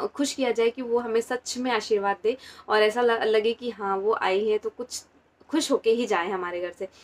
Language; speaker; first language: Hindi; non-native, local second language; Marathi